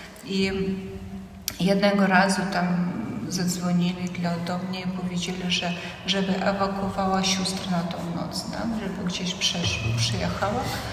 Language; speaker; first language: Polish; non-native, fluent; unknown